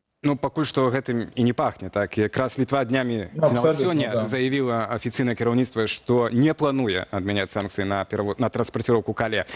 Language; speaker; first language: Belarusian; native; Belarusian